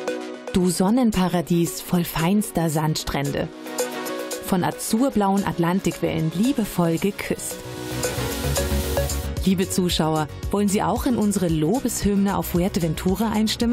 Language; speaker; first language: German; native; German